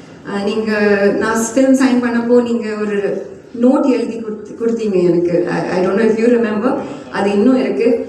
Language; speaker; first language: Tamil; non-native, fluent; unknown